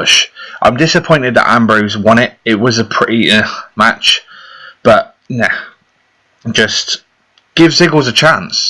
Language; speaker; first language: English; native; English